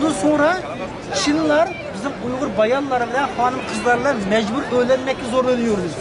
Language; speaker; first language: Turkish; non-native, learner; Uyghur